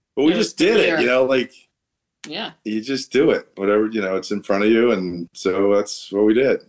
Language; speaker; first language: English; native; English